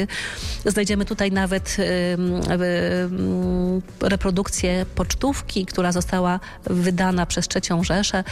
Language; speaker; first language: Polish; native; Polish